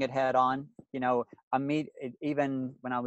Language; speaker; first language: English; native; English